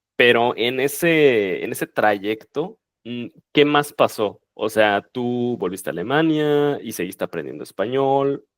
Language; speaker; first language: Spanish; native; Spanish